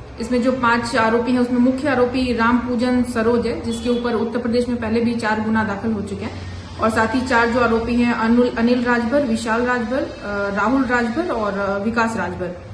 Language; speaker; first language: Hindi; non-native, local second language; Gujarati